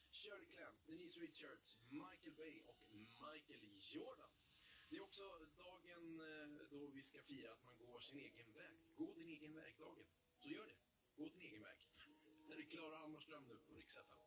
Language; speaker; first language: Swedish; native; Swedish